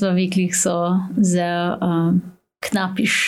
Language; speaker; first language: German; non-native, learner; Slovenian